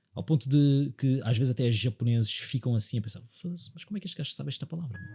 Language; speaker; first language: Portuguese; native; Portuguese